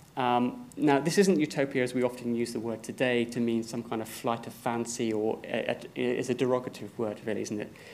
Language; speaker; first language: English; native; English